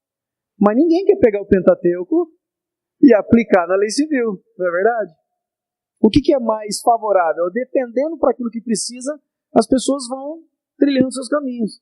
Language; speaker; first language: Portuguese; native; Portuguese